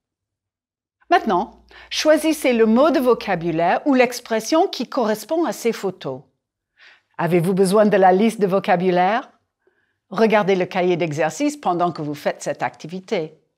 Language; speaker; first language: French; non-native, fluent; English